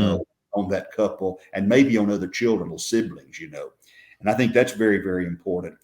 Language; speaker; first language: English; native; English